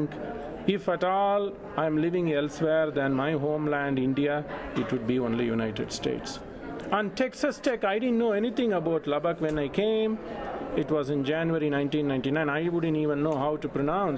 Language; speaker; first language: English; non-native, local second language; Tamil